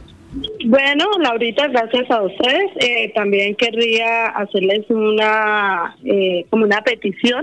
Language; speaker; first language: Spanish; native; Spanish